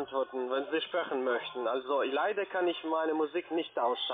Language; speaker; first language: German; non-native, learner; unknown